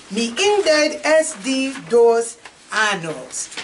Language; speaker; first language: Spanish; non-native, learner; English